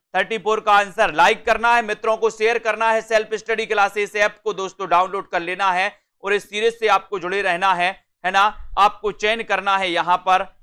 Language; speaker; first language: Hindi; native; Hindi